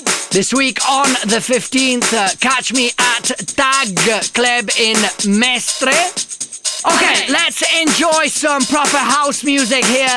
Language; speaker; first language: English; non-native, fluent; Italian